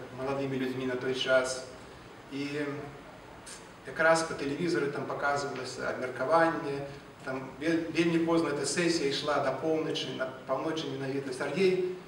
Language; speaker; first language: Belarusian; non-native, local second language; Russian